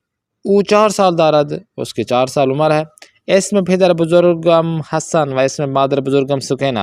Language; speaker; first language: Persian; non-native, fluent; Urdu